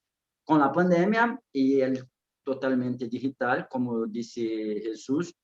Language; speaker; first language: Spanish; non-native, fluent; Portuguese